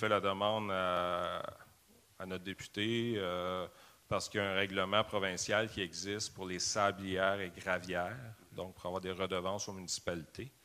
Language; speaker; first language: French; native; French